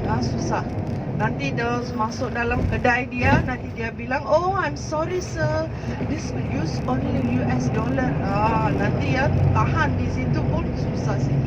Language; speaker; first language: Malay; non-native, learner; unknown